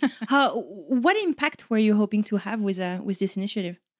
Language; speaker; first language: English; non-native, fluent; French